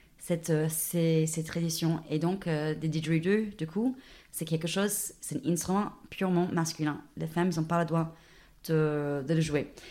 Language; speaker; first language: French; non-native, fluent; English